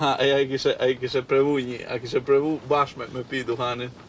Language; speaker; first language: German; non-native, fluent; Serbian